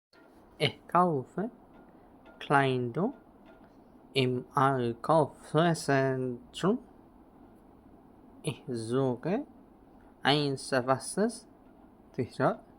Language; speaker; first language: German; non-native, learner; Malay